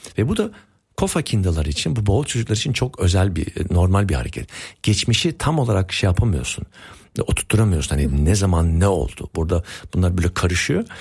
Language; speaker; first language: Turkish; early bilingual, heritage; Turkish